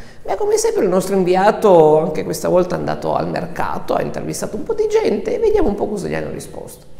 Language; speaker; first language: Italian; native; Italian